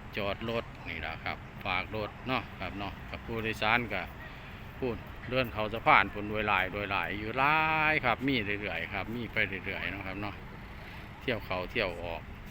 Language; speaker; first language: Thai; non-native, local second language; Northeastern Thai